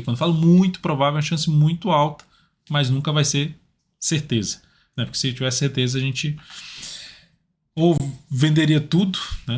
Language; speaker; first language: Portuguese; native; Portuguese